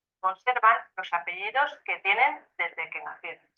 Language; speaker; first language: Spanish; non-native, learner; Ukrainian